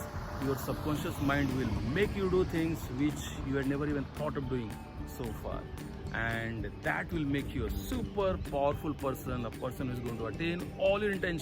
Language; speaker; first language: English; non-native, local second language; Hindi